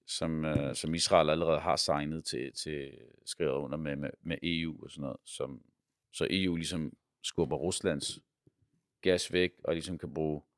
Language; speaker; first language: Danish; early bilingual, other home language; Arabic